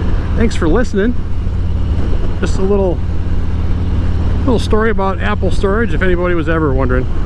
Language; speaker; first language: English; native; English